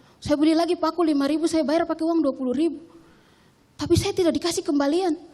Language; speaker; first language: Indonesian; native; Indonesian